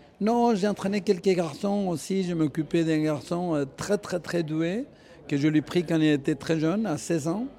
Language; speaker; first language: French; non-native, fluent; Spanish